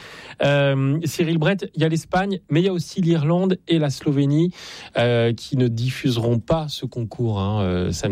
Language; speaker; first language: French; native; French